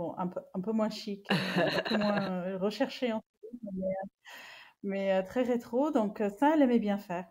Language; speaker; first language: French; non-native, fluent; English